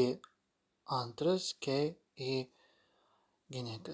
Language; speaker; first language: Greek; non-native, learner; Ukrainian